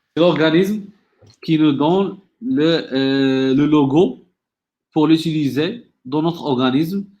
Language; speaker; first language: French; non-native, local second language; Arabic